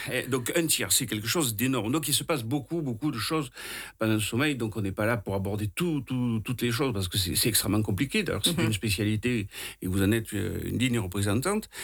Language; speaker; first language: French; native; French